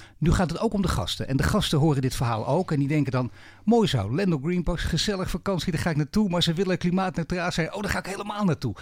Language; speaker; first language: Dutch; native; Dutch